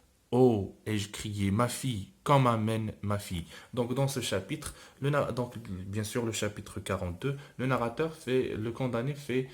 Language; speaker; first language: French; non-native, local second language; Arabic